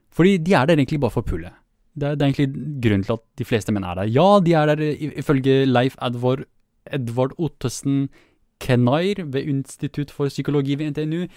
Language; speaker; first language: Norwegian; early bilingual, other home language; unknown